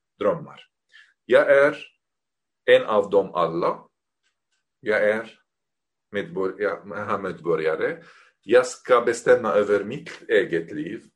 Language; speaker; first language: Swedish; non-native, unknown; Arabic